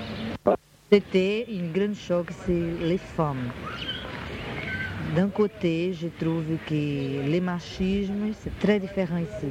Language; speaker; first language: French; non-native, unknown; Portuguese